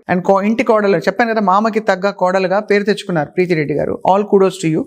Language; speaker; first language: Telugu; native; Telugu